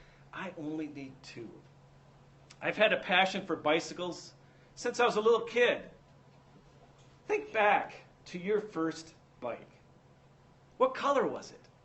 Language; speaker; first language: English; native; English